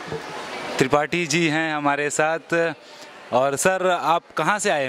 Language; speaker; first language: Hindi; native; Hindi